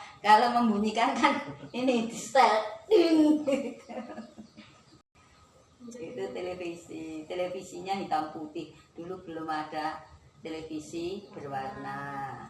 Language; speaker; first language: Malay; non-native, local second language; Javanese